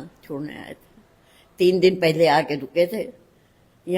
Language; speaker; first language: Hindi; native; Hindi